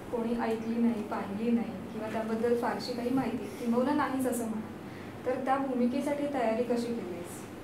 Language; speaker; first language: Marathi; native; Marathi